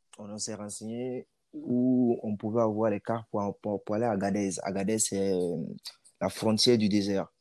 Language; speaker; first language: French; non-native, local second language; Mossi